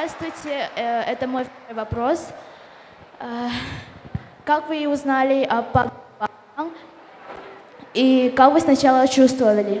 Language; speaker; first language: Russian; early bilingual, other home language; Vietnamese